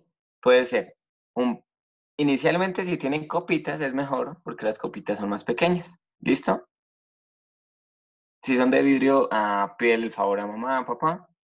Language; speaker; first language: Spanish; native; Spanish